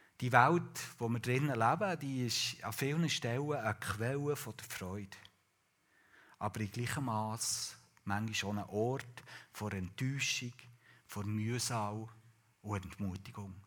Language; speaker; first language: German; native; German